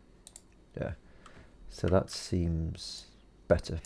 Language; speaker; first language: English; native; English